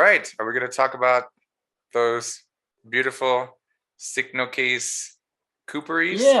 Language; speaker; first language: English; native; English